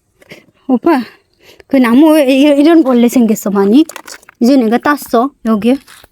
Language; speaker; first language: Korean; non-native, learner; Bangla